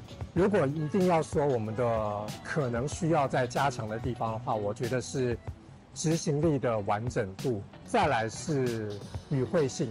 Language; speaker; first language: Chinese; native; Chinese